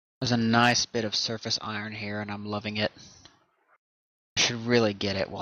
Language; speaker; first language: English; native; English